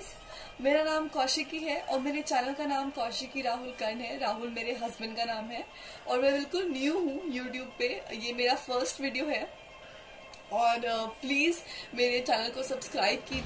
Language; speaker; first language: Hindi; native; Hindi